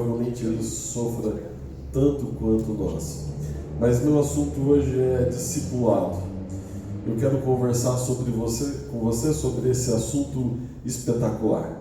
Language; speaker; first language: Portuguese; native; Portuguese